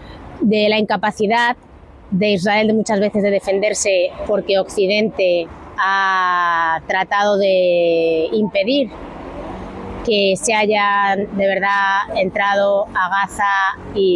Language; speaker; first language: Spanish; native; Spanish